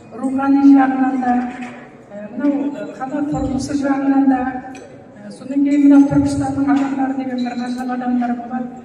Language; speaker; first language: Kazakh; native; Kazakh